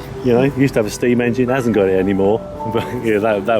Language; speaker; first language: English; native; English